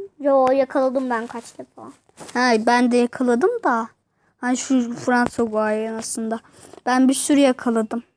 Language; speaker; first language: Turkish; native; Turkish